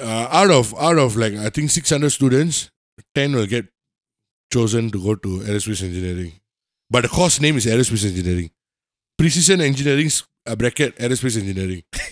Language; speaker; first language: English; native; English